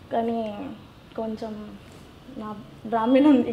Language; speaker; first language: Telugu; non-native, learner; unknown